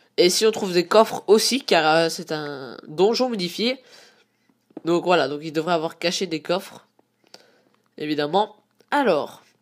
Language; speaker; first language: French; native; French